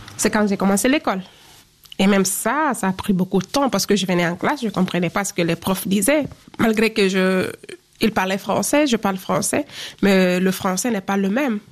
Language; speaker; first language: French; non-native, local second language; Fula